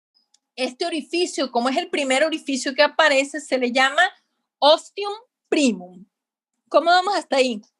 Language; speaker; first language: Spanish; native; Spanish